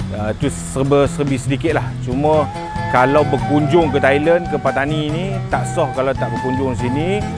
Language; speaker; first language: Malay; native; Malay